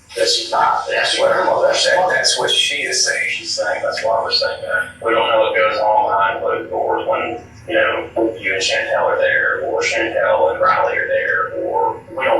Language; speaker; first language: English; native; English